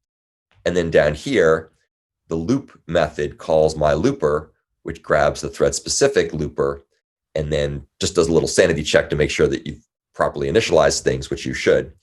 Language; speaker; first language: English; native; English